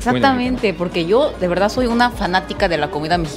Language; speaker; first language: Spanish; non-native, fluent; Korean